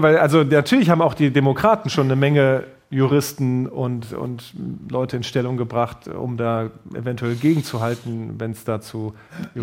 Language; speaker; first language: German; native; German